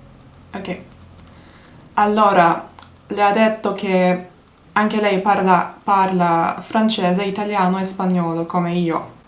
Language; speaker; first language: Italian; non-native, learner; Turkish